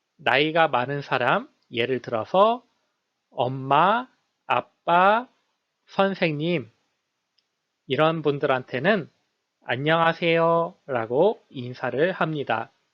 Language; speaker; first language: Korean; native; Korean